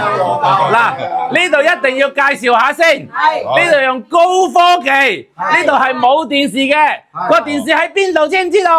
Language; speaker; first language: Cantonese; native; Cantonese